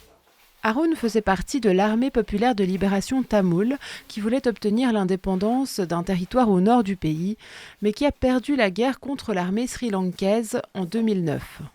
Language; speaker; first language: French; native; French